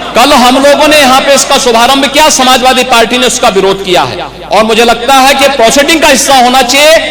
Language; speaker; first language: Hindi; native; Hindi